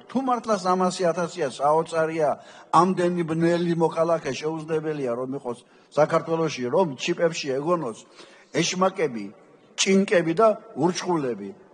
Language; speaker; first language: Georgian; native; Georgian